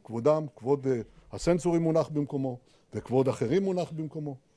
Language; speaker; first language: Hebrew; early bilingual, heritage; Hebrew